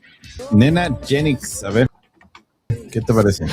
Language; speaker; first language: Spanish; early bilingual, heritage; Spanish